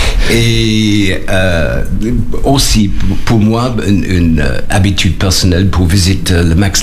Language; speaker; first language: French; non-native, learner; English